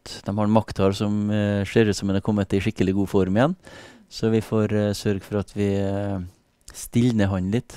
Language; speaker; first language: Norwegian; native; Norwegian